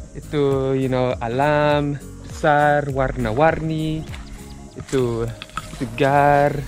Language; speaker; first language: Indonesian; non-native, learner; English